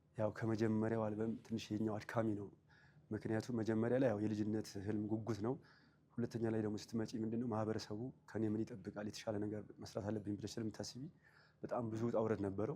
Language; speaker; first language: Amharic; non-native, local second language; Sebat Bet Gurage